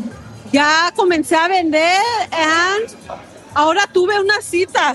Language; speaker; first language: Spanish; early bilingual, heritage; Spanish